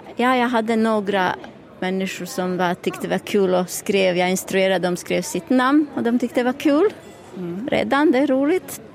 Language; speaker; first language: Swedish; non-native, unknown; Bosnian